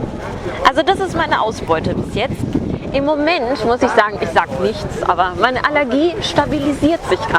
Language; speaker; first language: German; native; German